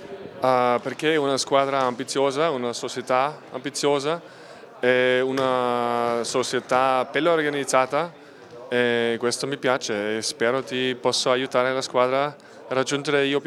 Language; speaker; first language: Italian; non-native, fluent; German